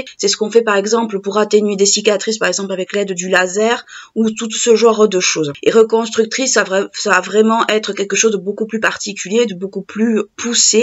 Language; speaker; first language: French; native; French